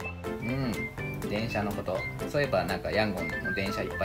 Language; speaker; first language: Japanese; native; Japanese